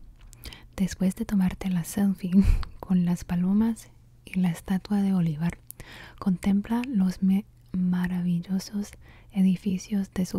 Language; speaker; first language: Spanish; early bilingual, heritage; Spanish